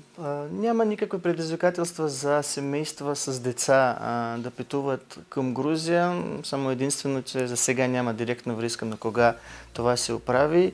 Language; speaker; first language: Bulgarian; non-native, learner; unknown